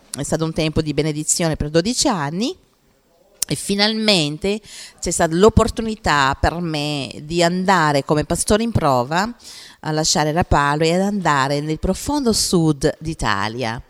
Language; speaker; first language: Italian; non-native, fluent; Portuguese